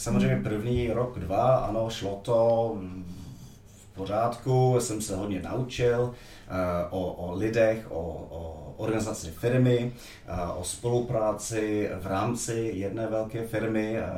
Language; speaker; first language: Czech; non-native, fluent; English